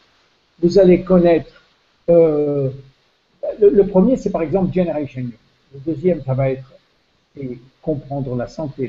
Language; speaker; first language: French; native; French